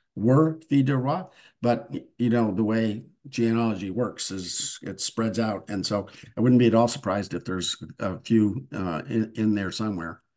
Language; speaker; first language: English; native; English